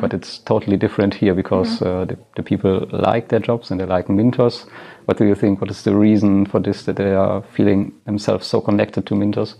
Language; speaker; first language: English; non-native, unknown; German